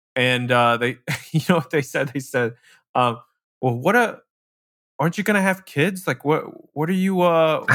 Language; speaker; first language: English; early bilingual, other home language; Filipino